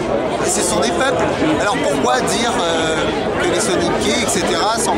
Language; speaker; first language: French; native; French